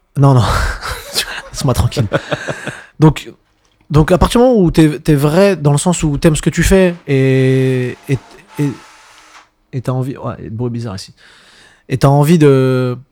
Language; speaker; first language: French; native; French